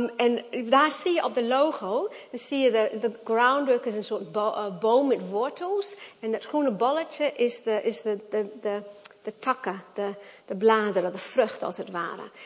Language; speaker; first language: Dutch; non-native, fluent; English